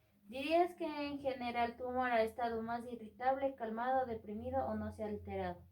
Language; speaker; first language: Spanish; native; Spanish